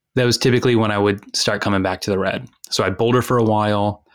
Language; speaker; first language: English; native; English